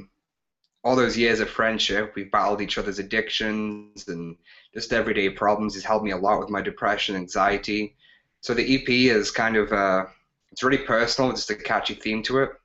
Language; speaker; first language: English; native; English